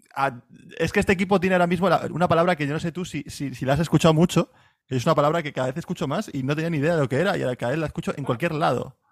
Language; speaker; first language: Spanish; native; Spanish